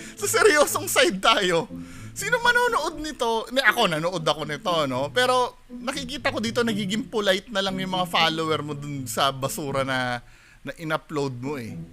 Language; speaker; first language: Filipino; native; Filipino